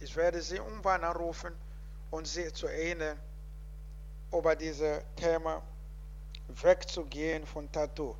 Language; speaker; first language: German; non-native, learner; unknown